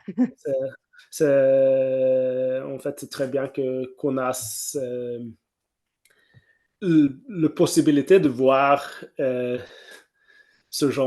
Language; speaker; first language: French; non-native, fluent; Norwegian